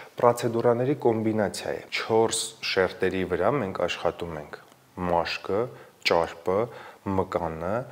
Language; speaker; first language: Armenian; native; Armenian